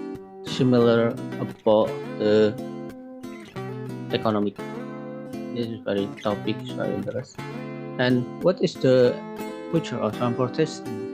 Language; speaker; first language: English; non-native, learner; Indonesian